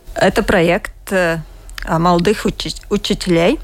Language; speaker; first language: Russian; non-native, learner; Latvian